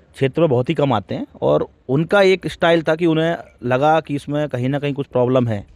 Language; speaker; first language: Hindi; native; Hindi